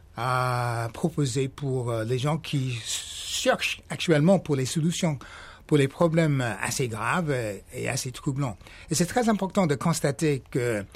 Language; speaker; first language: French; non-native, fluent; English